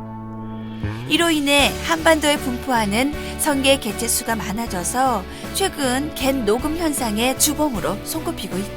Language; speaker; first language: Korean; native; Korean